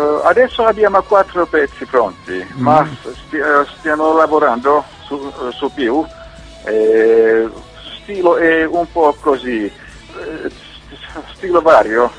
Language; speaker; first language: Italian; non-native, learner; Finnish